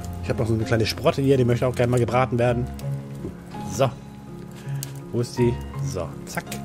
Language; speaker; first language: German; native; German